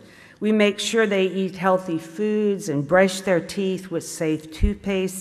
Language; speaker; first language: English; native; English